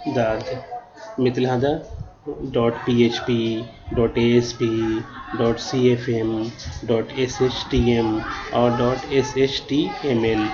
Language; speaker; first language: Arabic; non-native, learner; Urdu